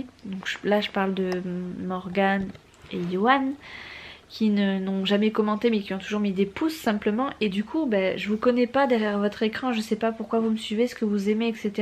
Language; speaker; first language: French; native; French